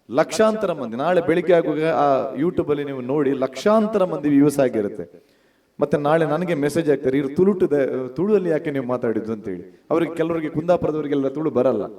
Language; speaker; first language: Kannada; non-native, local second language; Tulu